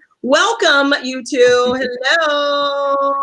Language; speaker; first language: English; native; English